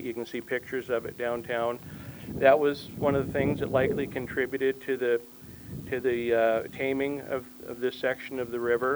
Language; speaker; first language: English; native; English